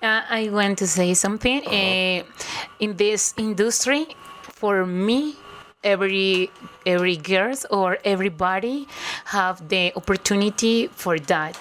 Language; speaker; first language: English; non-native, learner; Spanish